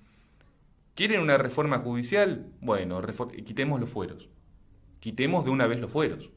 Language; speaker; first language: Spanish; native; Spanish